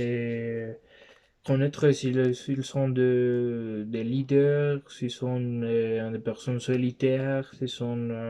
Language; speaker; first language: French; non-native, learner; Spanish